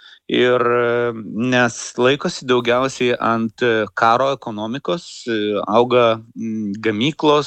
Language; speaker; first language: Lithuanian; native; Lithuanian